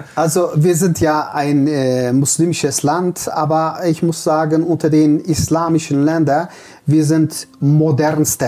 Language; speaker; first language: German; non-native, fluent; Turkish